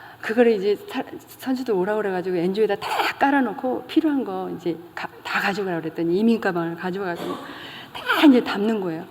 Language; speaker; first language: Korean; native; Korean